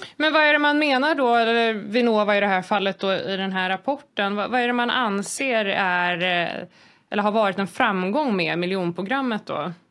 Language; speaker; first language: Swedish; native; Swedish